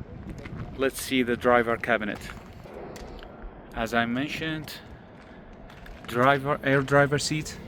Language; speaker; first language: English; non-native, learner; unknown